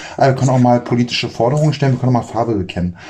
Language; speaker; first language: German; native; German